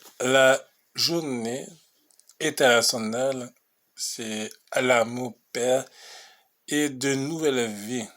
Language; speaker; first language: French; non-native, local second language; Haitian Creole